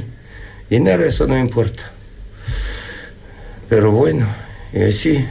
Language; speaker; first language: Spanish; non-native, learner; Ukrainian